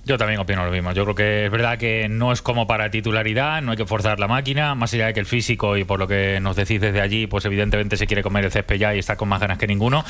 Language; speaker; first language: Spanish; native; Spanish